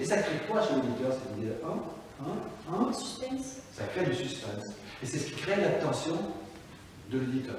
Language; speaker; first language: French; native; French